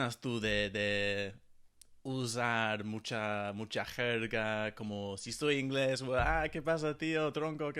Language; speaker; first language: Spanish; non-native, fluent; English